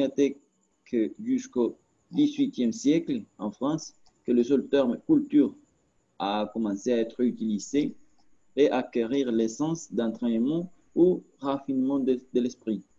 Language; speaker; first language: French; non-native, learner; Spanish